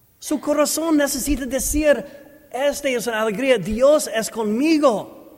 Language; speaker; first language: Spanish; non-native, learner; English